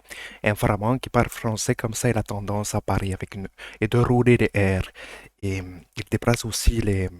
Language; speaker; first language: French; native; French